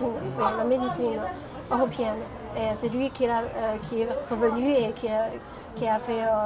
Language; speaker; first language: French; non-native, fluent; Chinese